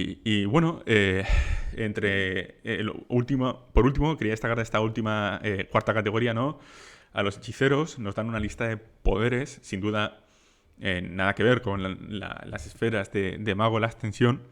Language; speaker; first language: Spanish; native; Spanish